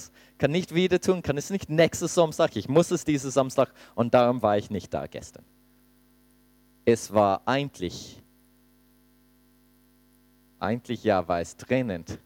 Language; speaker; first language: German; non-native, fluent; English